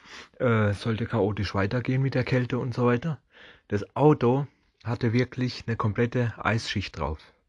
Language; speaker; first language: German; native; German